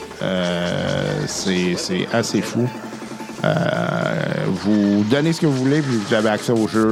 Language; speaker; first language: French; native; French